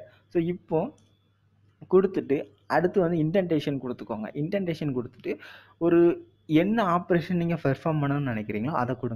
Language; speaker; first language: Tamil; native; Tamil